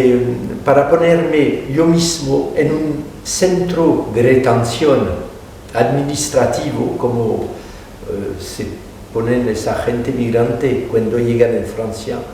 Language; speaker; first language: Spanish; non-native, fluent; French